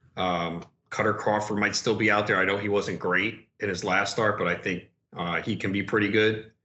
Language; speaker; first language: English; native; English